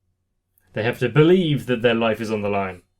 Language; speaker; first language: English; native; English